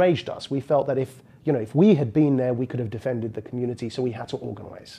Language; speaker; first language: English; native; English